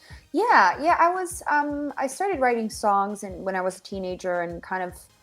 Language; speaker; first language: English; non-native, fluent; Finnish